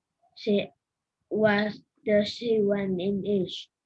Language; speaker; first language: English; non-native, learner; Vietnamese